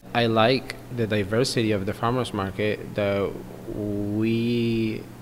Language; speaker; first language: English; non-native, fluent; Spanish